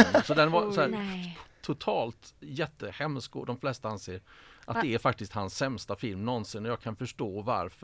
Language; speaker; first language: Swedish; native; Swedish